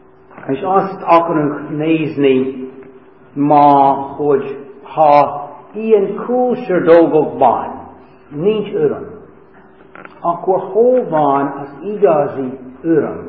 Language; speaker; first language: Hungarian; non-native, fluent; English